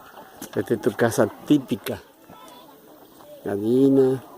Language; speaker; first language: Spanish; native; Spanish